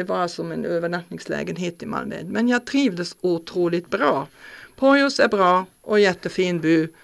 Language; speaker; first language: Swedish; non-native, fluent; German